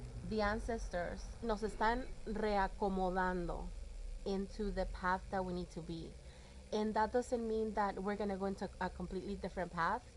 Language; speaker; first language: English; early bilingual, other home language; Spanish